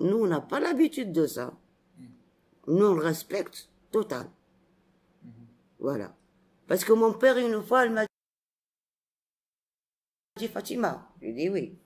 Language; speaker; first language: French; non-native, local second language; Arabic